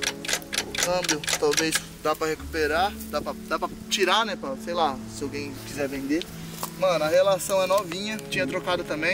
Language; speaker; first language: Portuguese; native; Portuguese